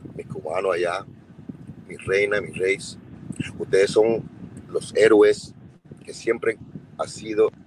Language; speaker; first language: Spanish; early bilingual, other home language; English